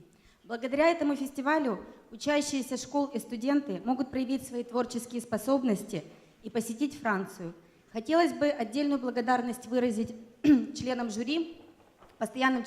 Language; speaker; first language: Russian; native; Russian